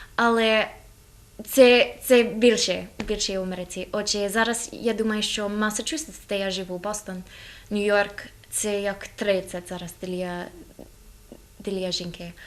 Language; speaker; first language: Ukrainian; non-native, learner; English